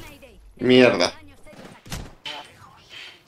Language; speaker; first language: Spanish; native; Spanish